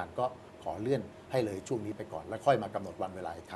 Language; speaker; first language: Thai; native; Thai